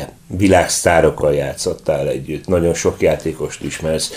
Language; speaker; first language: Hungarian; native; Hungarian